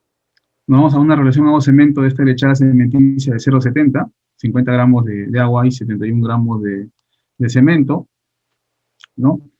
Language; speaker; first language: Spanish; native; Spanish